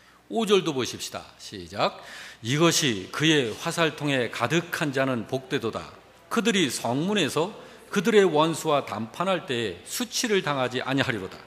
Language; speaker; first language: Korean; native; Korean